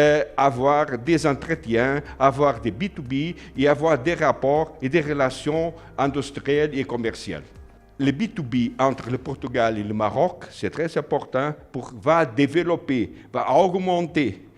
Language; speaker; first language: French; non-native, learner; Portuguese